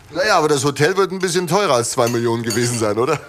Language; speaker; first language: German; native; German